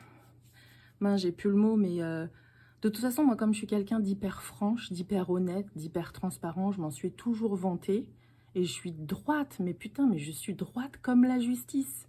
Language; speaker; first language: French; native; French